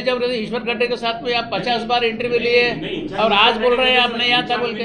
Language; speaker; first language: Hindi; non-native, local second language; Kannada